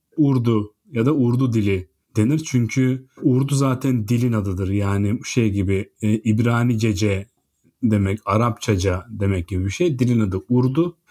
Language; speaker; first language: Turkish; native; Turkish